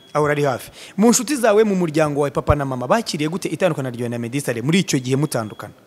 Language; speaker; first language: Kinyarwanda; native; Kinyarwanda